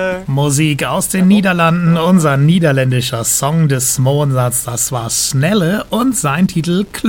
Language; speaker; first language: German; native; German